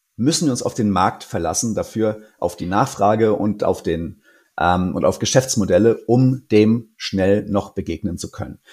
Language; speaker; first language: German; native; German